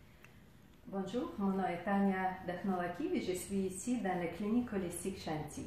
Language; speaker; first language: French; non-native, fluent; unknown